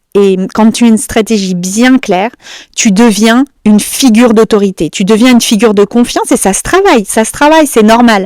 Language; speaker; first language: French; native; French